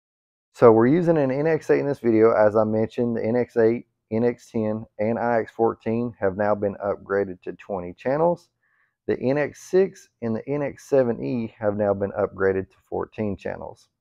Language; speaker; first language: English; native; English